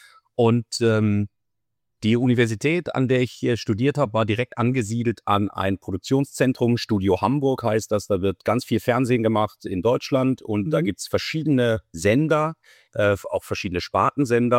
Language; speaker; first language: German; native; German